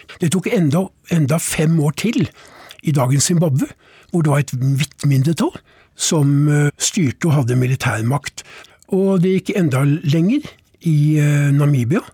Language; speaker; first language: Norwegian; native; Norwegian